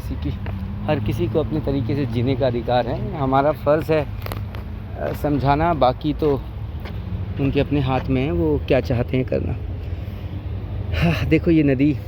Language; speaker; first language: Hindi; native; Hindi